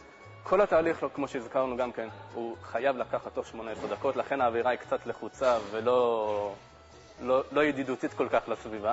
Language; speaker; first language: Hebrew; native; Hebrew